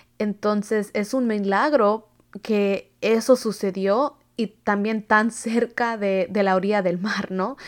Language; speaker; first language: Spanish; early bilingual, heritage; Spanish